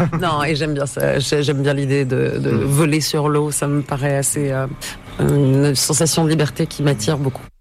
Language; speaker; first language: French; native; French